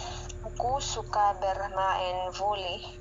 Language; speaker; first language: Indonesian; non-native, learner; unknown